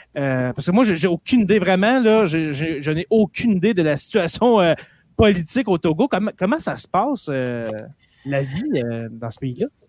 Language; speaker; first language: French; native; French